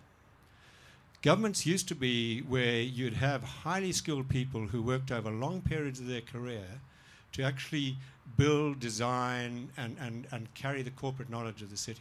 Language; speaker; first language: English; native; English